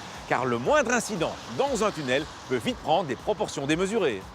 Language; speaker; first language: French; native; French